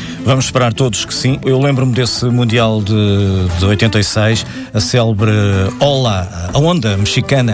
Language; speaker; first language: Portuguese; native; Portuguese